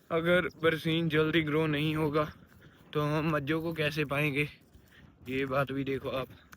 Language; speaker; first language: Hindi; non-native, local second language; Punjabi